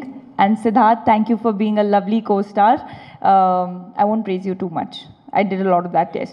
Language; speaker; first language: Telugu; non-native, fluent; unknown